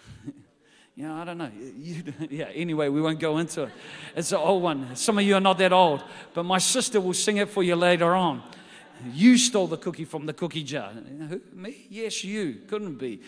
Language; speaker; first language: English; native; English